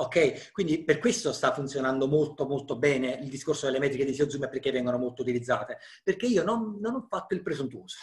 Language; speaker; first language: Italian; native; Italian